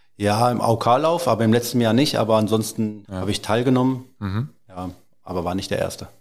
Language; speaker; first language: German; early bilingual, other home language; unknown